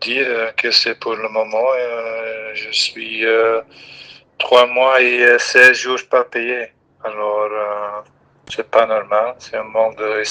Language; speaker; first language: French; non-native, local second language; Dutch